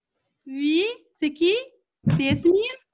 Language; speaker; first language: French; non-native, local second language; Arabic